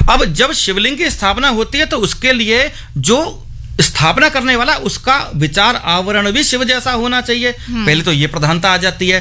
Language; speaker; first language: Hindi; native; Hindi